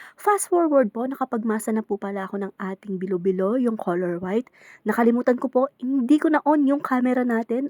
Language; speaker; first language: Filipino; native; Filipino